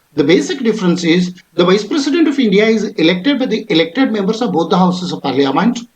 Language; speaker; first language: English; non-native, local second language; Kannada